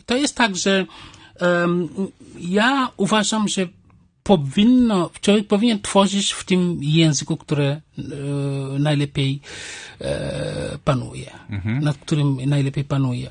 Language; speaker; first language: Polish; non-native, fluent; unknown